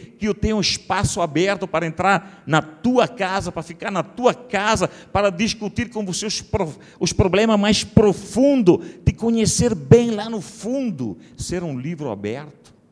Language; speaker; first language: Portuguese; non-native, fluent; Italian